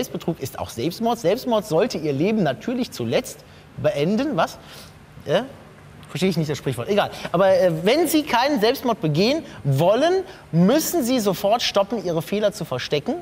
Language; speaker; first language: German; native; German